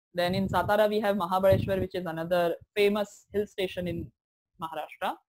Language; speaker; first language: English; non-native, local second language; Marathi